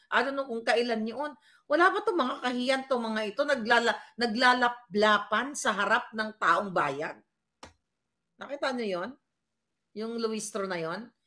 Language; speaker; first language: Filipino; non-native, local second language; Cebuano